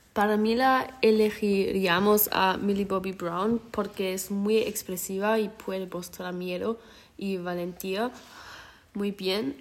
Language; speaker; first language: Spanish; non-native, learner; German